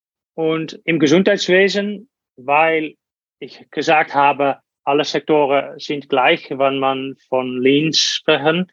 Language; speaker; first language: German; non-native, learner; Dutch